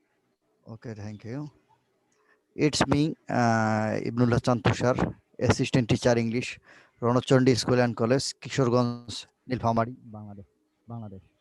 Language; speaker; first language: English; non-native, local second language; Bangla